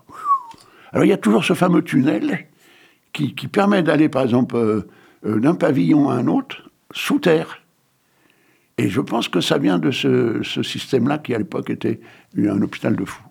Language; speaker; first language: French; native; French